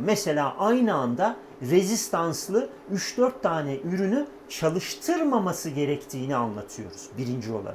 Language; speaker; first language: Turkish; native; Turkish